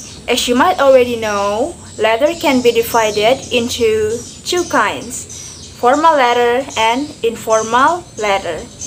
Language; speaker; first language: English; non-native, fluent; Indonesian